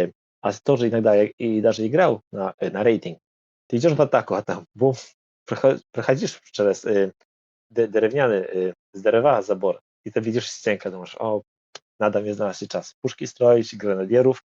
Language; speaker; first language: Russian; non-native, learner; Polish